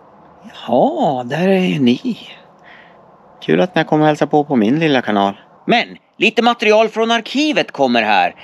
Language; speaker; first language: Swedish; native; Swedish